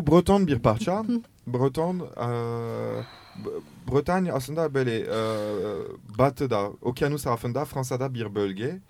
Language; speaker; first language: Turkish; non-native, learner; French